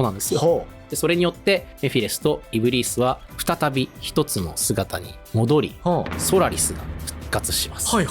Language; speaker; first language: Japanese; native; Japanese